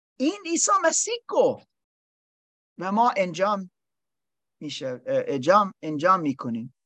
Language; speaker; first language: Persian; non-native, learner; English